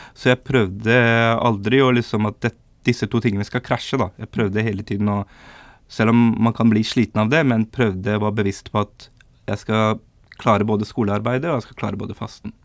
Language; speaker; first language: Norwegian; early bilingual, other home language; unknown